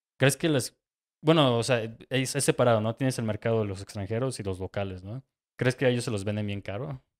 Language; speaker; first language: Spanish; native; Spanish